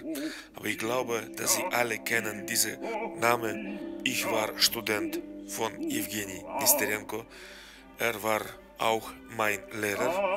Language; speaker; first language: German; non-native, fluent; Russian